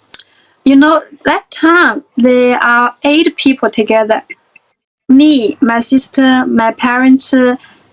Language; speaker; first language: English; non-native, fluent; Chinese